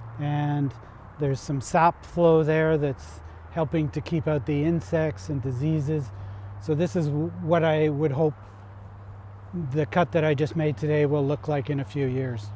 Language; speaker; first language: English; native; English